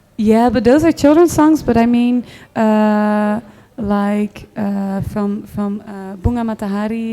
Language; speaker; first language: English; non-native, fluent; Dutch